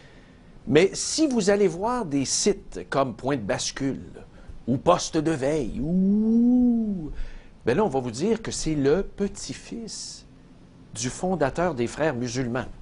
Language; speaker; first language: French; native; French